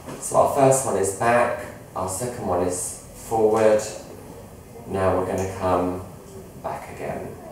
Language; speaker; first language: English; native; English